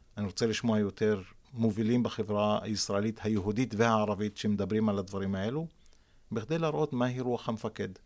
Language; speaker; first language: Hebrew; non-native, local second language; Arabic